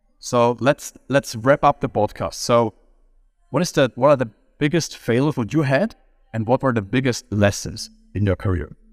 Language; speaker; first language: English; non-native, fluent; German